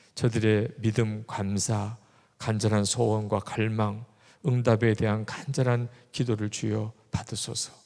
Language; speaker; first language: Korean; native; Korean